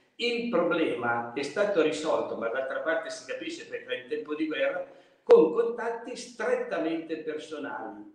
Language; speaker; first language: Italian; native; Italian